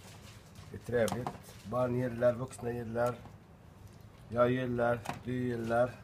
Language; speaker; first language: Swedish; non-native, learner; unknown